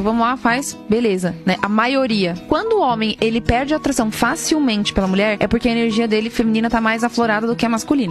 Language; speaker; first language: Portuguese; native; Portuguese